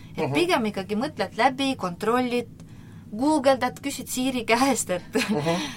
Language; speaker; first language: Estonian; non-native, local second language; Russian